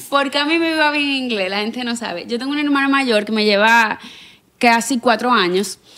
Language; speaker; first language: Spanish; native; Spanish